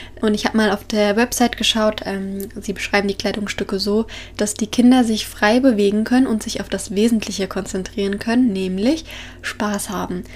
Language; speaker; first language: German; native; German